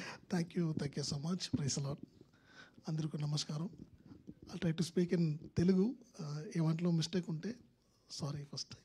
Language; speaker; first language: Telugu; non-native, learner; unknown